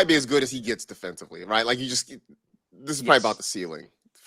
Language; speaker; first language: English; native; English